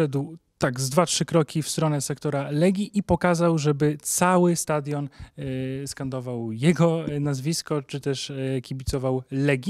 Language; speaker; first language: Polish; native; Polish